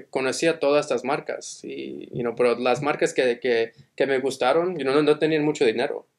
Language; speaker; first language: Spanish; early bilingual, heritage; Spanish